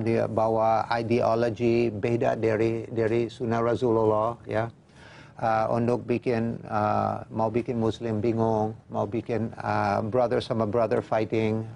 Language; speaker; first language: Indonesian; non-native, fluent; English